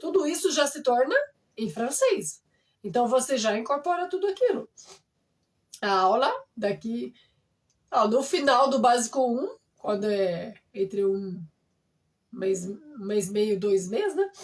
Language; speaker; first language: Portuguese; non-native, fluent; French